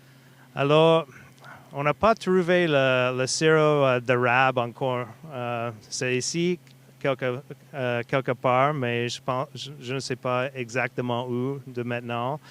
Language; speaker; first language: French; non-native, learner; English